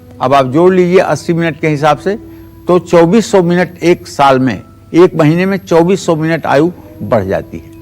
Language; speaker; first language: Hindi; native; Hindi